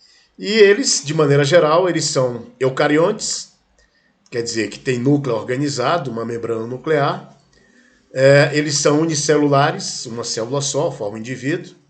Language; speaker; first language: Portuguese; native; Portuguese